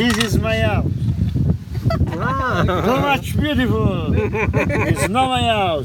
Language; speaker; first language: English; non-native, learner; Italian